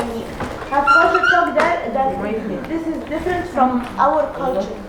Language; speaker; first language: English; non-native, learner; Arabic